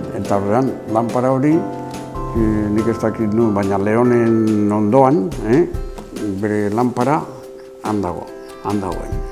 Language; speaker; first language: Basque; non-native, local second language; Spanish